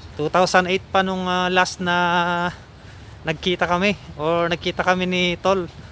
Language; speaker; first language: Filipino; non-native, local second language; Iloko